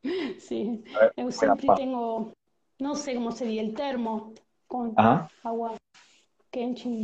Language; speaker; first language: Portuguese; non-native, learner; Spanish